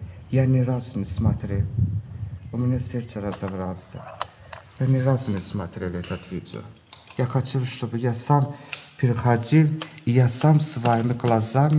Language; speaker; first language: Russian; non-native, local second language; Azerbaijani